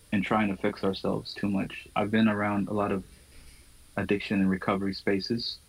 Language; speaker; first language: English; early bilingual, other home language; Somali